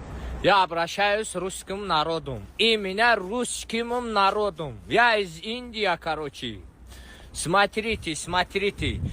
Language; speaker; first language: Russian; non-native, learner; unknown